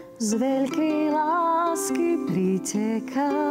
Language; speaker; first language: Portuguese; non-native, fluent; Slovak